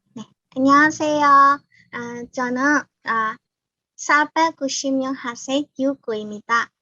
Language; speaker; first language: Korean; non-native, learner; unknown